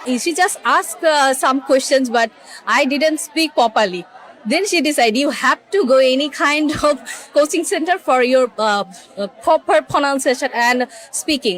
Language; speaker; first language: English; non-native, learner; Bangla